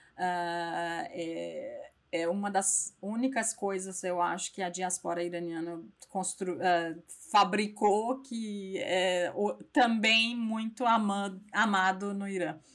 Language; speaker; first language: Portuguese; non-native, fluent; Persian